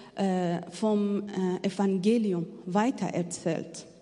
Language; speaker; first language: German; non-native, fluent; Persian